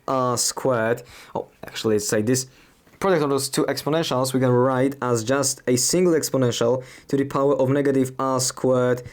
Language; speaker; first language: English; non-native, fluent; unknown